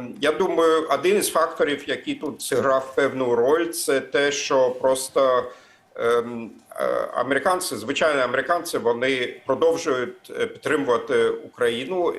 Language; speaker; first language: Ukrainian; non-native, fluent; German